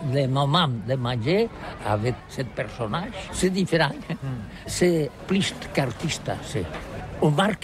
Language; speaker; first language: French; non-native, learner; Catalan